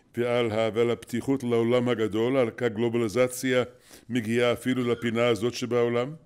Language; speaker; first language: Hebrew; non-native, fluent; English